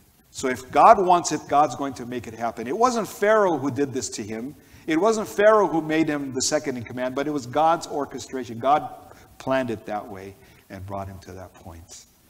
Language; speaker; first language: English; non-native, fluent; Armenian